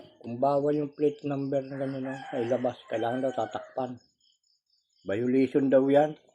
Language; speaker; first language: Filipino; non-native, local second language; Iloko